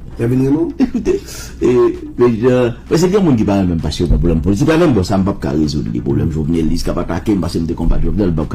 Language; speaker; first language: French; non-native, local second language; Haitian Creole